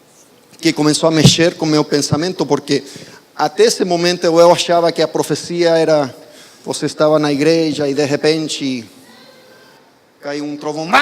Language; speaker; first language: Portuguese; non-native, fluent; Spanish